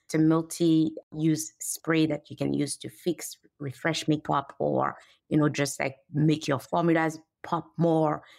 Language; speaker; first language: English; non-native, fluent; French